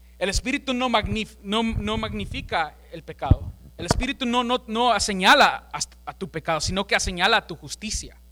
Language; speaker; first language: Spanish; early bilingual, heritage; Spanish